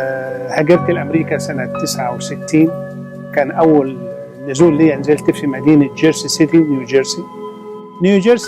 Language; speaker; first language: Arabic; native; Arabic